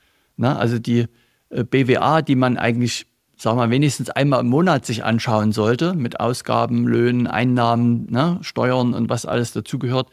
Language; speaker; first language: German; native; German